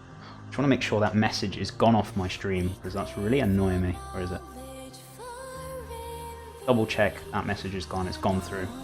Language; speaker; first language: English; native; English